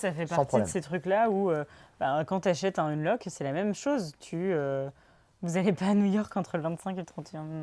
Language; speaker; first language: French; native; French